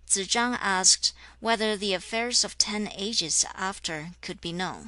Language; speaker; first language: English; non-native, fluent; Chinese